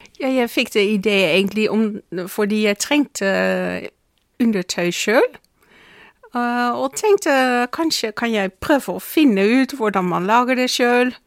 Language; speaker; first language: Norwegian; non-native, fluent; Dutch